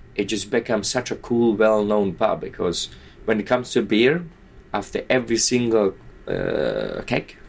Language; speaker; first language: English; non-native, fluent; Slovak